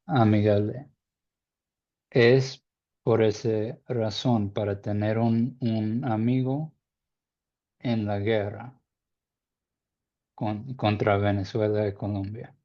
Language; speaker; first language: Spanish; non-native, learner; English